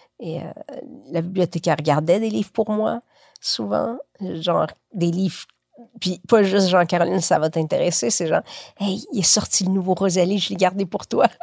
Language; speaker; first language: French; early bilingual, other home language; Spanish